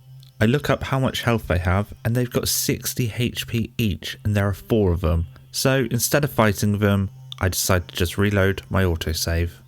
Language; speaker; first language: English; native; English